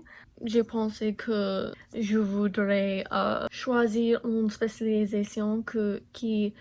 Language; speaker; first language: French; non-native, learner; English